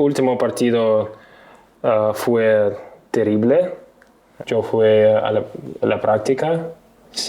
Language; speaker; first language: Spanish; non-native, learner; English